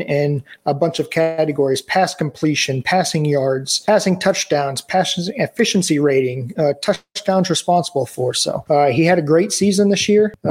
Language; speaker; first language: English; native; English